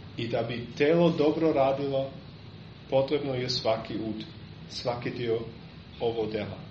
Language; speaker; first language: Serbian; non-native, fluent; German